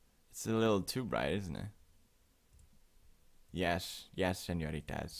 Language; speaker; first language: English; non-native, fluent; Swedish